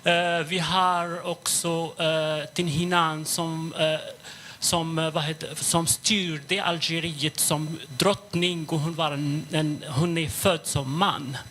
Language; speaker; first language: Swedish; non-native, fluent; Arabic